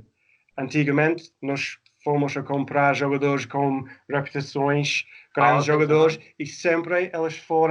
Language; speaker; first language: Portuguese; non-native, fluent; English